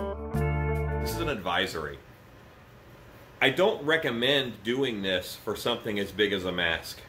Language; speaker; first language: English; native; English